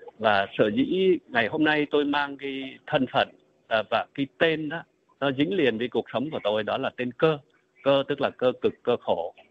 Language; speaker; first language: Vietnamese; native; Vietnamese